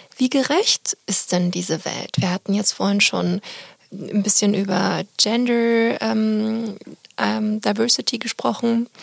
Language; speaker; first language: German; native; German